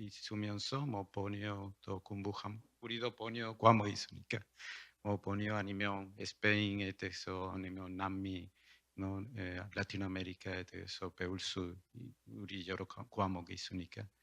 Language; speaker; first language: Korean; non-native, learner; Spanish